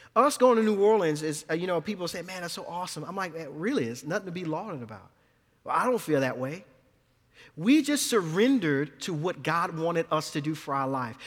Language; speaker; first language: English; native; English